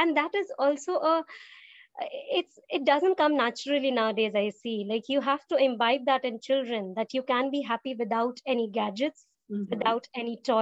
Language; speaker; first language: English; non-native, local second language; Hindi